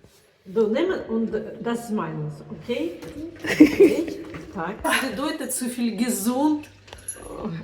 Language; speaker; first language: German; non-native, learner; Ukrainian